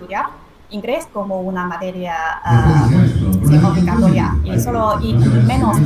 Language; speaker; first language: Spanish; non-native, fluent; Chinese